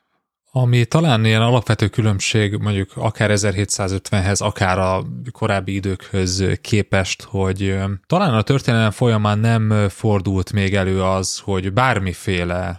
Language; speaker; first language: Hungarian; native; Hungarian